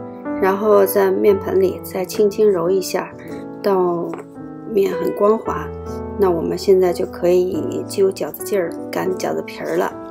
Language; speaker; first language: Chinese; native; Chinese